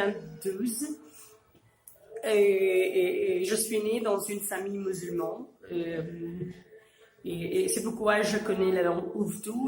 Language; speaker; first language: French; non-native, fluent; Urdu